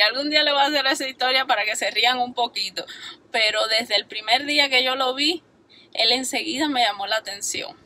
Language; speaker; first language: Spanish; native; Spanish